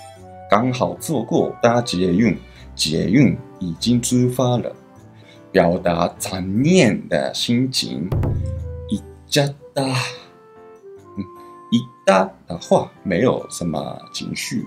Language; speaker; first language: Chinese; non-native, fluent; Japanese